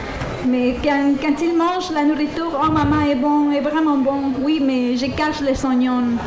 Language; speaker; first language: French; non-native, fluent; Spanish